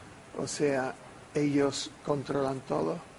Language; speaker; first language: Spanish; non-native, fluent; English